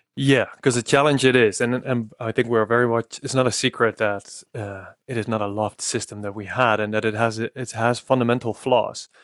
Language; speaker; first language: English; non-native, fluent; Dutch